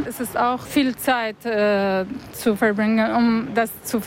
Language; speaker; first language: German; non-native, learner; Arabic